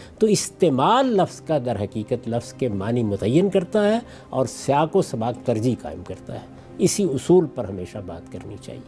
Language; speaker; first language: Urdu; non-native, local second language; Punjabi